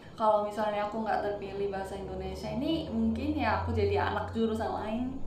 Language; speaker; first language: Indonesian; non-native, fluent; Korean